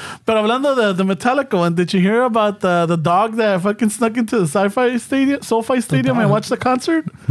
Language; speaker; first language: English; early bilingual, other home language; Spanish